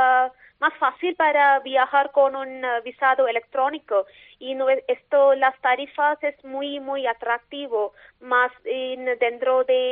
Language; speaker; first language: Spanish; non-native, learner; Malayalam